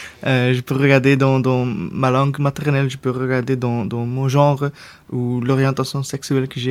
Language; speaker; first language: French; non-native, local second language; Dutch